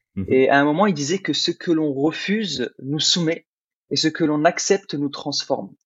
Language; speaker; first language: French; early bilingual, other home language; Arabic